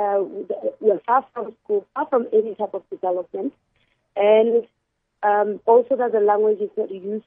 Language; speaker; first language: English; non-native, local second language; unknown